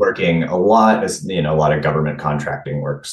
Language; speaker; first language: English; native; English